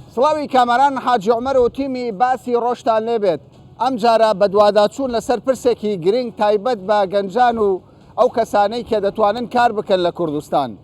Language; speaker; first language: Central Kurdish; native; Central Kurdish